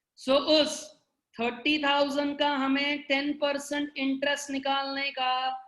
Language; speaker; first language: Hindi; non-native, local second language; Gujarati